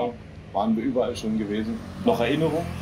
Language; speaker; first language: German; native; German